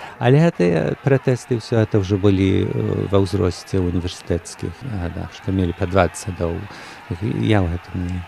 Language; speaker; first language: Belarusian; early bilingual, heritage; Belarusian